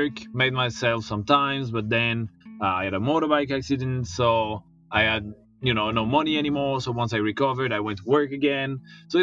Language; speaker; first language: English; non-native, fluent; French